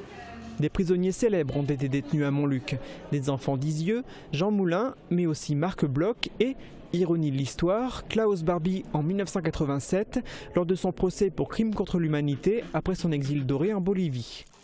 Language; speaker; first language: French; native; French